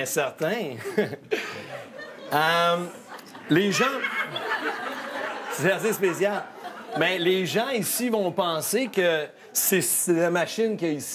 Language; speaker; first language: French; native; French